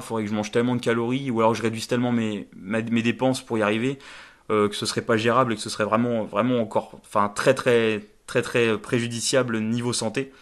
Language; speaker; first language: French; native; French